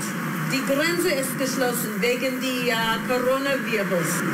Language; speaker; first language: German; non-native, learner; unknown